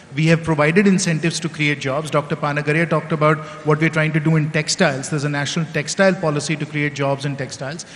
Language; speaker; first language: English; non-native, local second language; Hindi